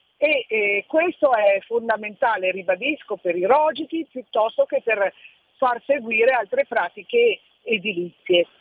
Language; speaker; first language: Italian; native; Italian